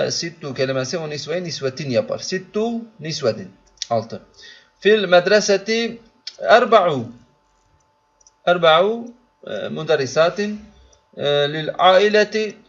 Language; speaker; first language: Arabic; non-native, learner; Turkish